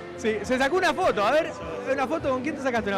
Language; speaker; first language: Spanish; native; Spanish